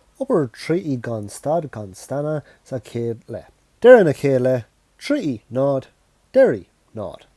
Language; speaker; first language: Irish; non-native, local second language; English